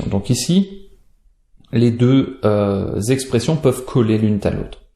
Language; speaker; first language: French; native; French